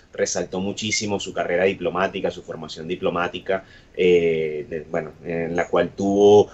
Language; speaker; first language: Spanish; native; Spanish